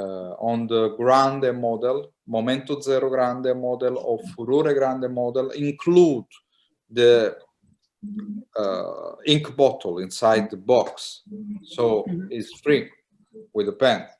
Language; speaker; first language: English; non-native, learner; Italian